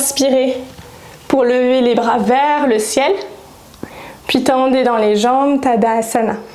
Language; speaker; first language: French; native; French